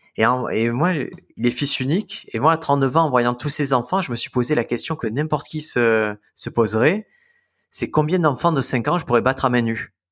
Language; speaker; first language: French; native; French